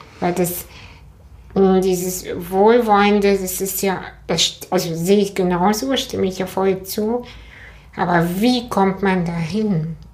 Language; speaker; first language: German; early bilingual, other home language; Russian